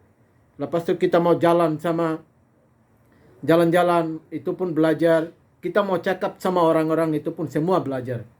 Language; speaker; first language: Indonesian; non-native, fluent; Bangla